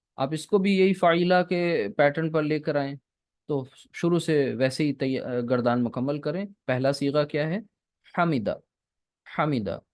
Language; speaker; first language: Urdu; native; Urdu